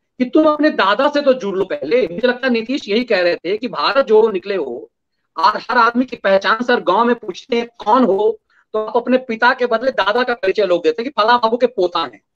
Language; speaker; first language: Hindi; native; Hindi